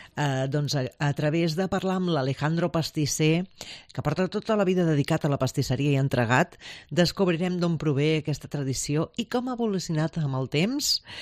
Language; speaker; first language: Catalan; native; Catalan